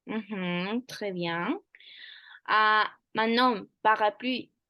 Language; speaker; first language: French; non-native, fluent; Spanish